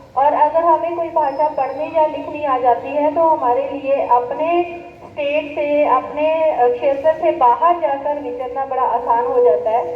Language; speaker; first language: Hindi; non-native, local second language; Punjabi